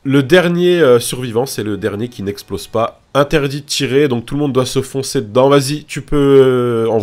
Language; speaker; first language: French; native; French